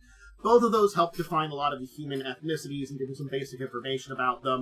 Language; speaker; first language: English; native; English